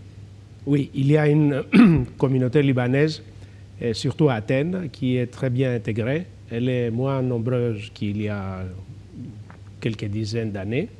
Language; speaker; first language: French; non-native, fluent; Greek